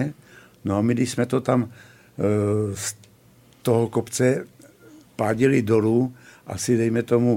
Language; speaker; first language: Czech; native; Czech